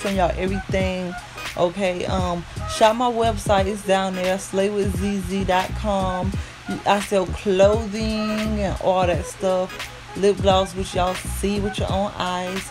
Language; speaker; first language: English; native; English